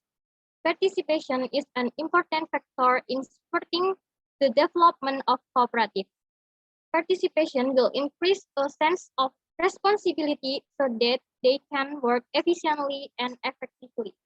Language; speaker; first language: English; non-native, learner; Indonesian